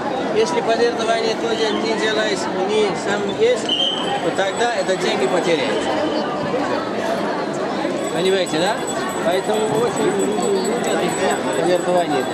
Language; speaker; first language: Russian; non-native, fluent; Nepali